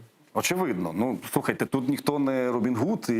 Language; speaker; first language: Ukrainian; native; Ukrainian